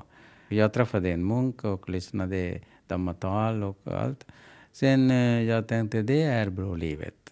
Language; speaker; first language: Swedish; non-native, learner; Sinhala